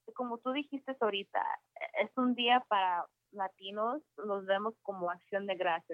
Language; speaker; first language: Spanish; early bilingual, heritage; Spanish